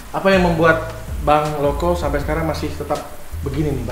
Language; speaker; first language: Indonesian; native; Indonesian